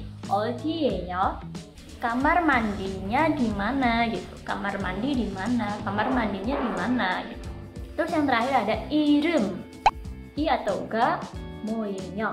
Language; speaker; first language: Indonesian; native; Indonesian